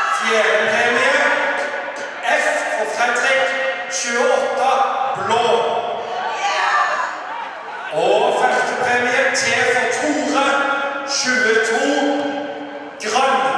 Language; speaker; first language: Norwegian; native; Norwegian